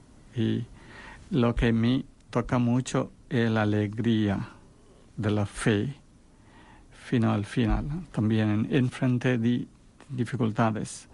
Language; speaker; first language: Spanish; non-native, fluent; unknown